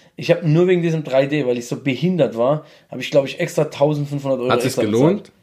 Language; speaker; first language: German; native; German